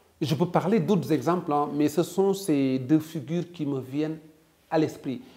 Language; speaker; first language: French; non-native, local second language; Wolof